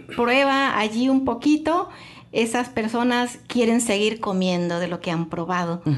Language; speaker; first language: Spanish; native; Spanish